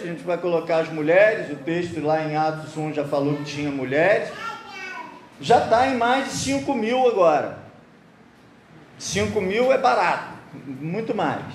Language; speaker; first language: Portuguese; native; Portuguese